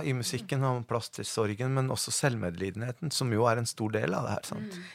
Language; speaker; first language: Norwegian; early bilingual, other home language; Spanish